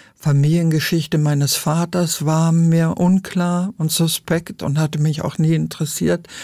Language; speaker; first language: German; native; German